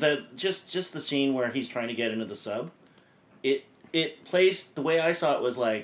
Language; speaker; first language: English; native; English